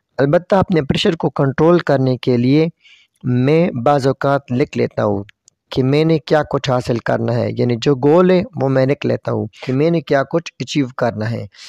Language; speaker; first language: Urdu; non-native, local second language; Pashto